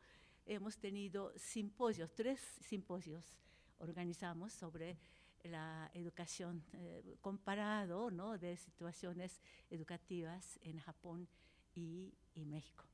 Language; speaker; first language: Spanish; non-native, fluent; Japanese